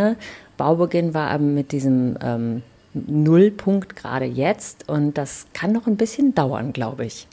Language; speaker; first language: German; native; German